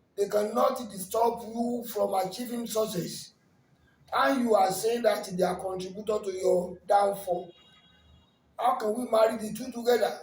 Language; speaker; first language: English; non-native, local second language; Yoruba